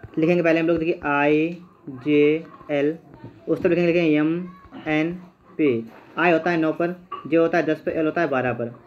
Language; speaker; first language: Hindi; native; Hindi